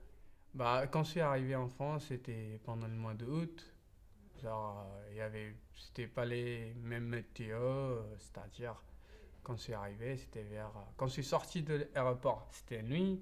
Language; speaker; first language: French; non-native, learner; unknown